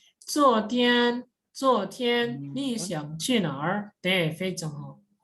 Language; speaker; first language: Chinese; non-native, fluent; Indonesian